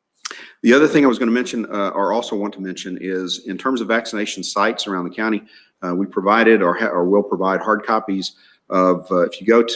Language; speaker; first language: English; native; English